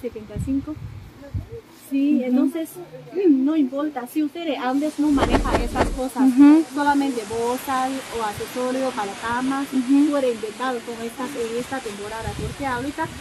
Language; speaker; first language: Spanish; non-native, learner; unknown